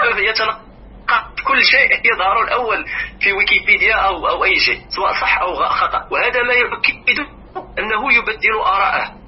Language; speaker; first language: Arabic; non-native, local second language; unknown